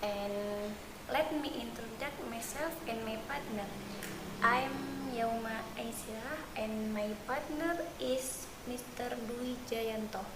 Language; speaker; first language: English; non-native, learner; Indonesian